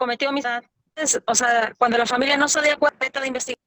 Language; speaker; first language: Spanish; native; Spanish